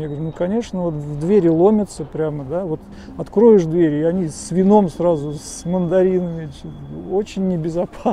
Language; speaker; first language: Russian; native; Russian